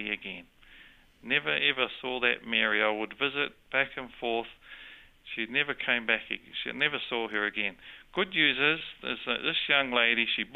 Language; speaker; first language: English; native; English